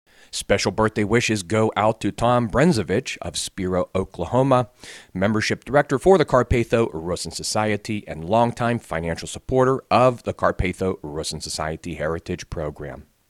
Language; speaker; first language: English; native; English